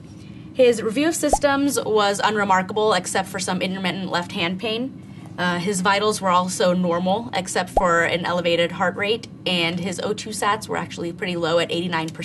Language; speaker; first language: English; native; English